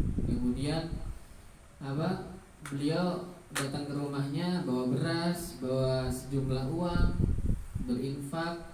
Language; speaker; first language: Indonesian; non-native, local second language; Javanese